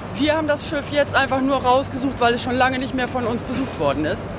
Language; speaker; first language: German; native; German